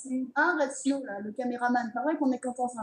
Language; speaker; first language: French; native; French